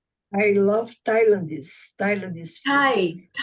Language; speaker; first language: English; non-native, learner; Portuguese